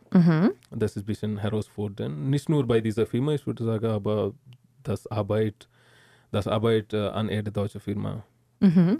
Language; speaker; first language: German; non-native, learner; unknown